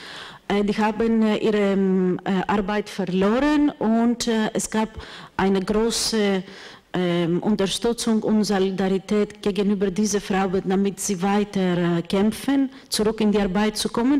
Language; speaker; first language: German; non-native, fluent; Greek